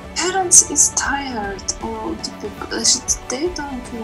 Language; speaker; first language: English; non-native, learner; Russian